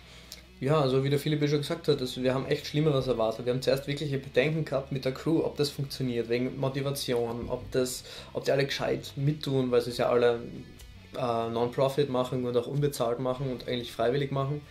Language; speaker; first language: German; native; German